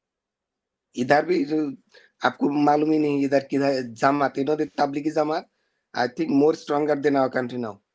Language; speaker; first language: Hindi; non-native, learner; Bangla